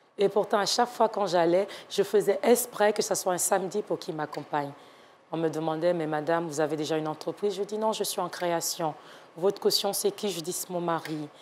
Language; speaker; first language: French; non-native, local second language; Yoruba